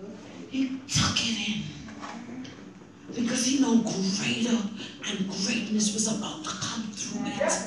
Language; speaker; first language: English; native; English